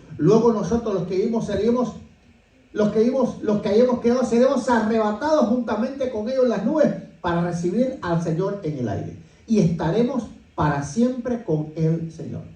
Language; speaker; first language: Spanish; native; Spanish